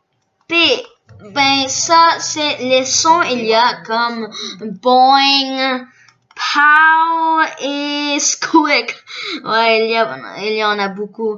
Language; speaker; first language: French; early bilingual, other home language; Korean